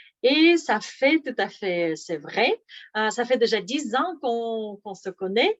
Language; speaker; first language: French; non-native, fluent; Russian